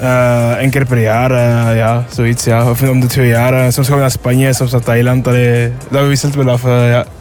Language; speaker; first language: Dutch; early bilingual, other home language; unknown